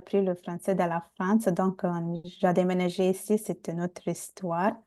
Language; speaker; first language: French; non-native, fluent; Bangla